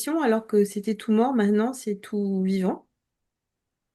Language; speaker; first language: French; native; French